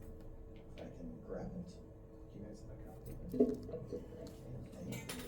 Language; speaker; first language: English; native; English